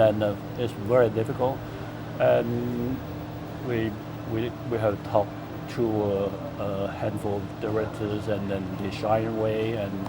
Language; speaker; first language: English; non-native, fluent; Cantonese